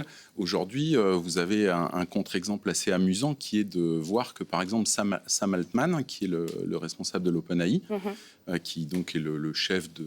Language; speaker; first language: French; native; French